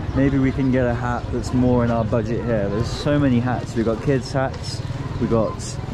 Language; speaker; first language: English; native; English